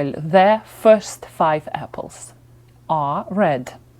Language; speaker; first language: English; non-native, fluent; Ukrainian